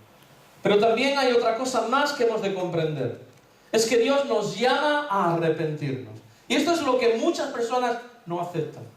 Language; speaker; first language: Spanish; native; Spanish